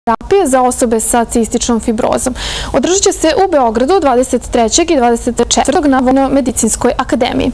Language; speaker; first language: Serbian; native; Serbian